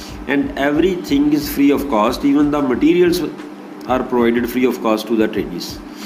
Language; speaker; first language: English; non-native, local second language; Punjabi